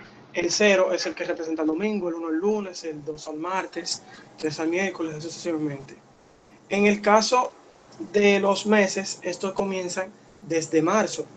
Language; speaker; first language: Spanish; native; Spanish